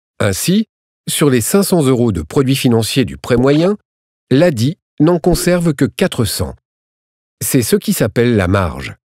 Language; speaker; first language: French; native; French